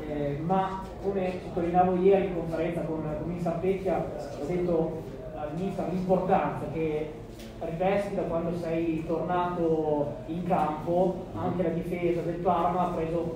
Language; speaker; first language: Italian; native; Italian